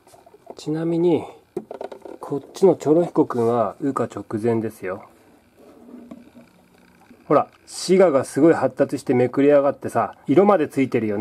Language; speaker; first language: Japanese; native; Japanese